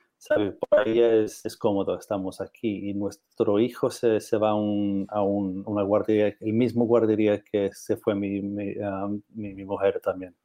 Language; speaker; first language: Spanish; non-native, learner; English